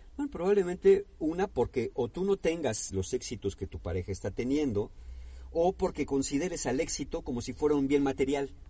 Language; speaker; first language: Spanish; native; Spanish